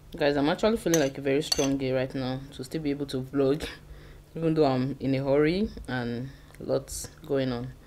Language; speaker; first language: English; non-native, local second language; Yoruba